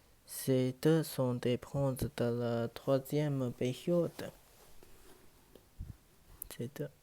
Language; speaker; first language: French; non-native, learner; Chinese